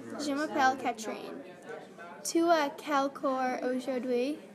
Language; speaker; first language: French; non-native, learner; English